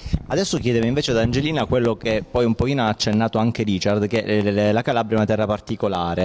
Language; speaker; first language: Italian; native; Italian